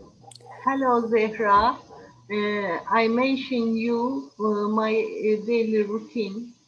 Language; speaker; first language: English; non-native, learner; Turkish